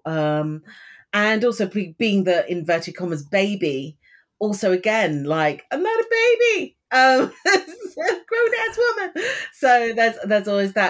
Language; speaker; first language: English; native; English